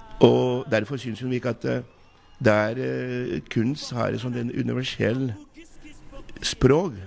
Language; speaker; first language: Norwegian; non-native, fluent; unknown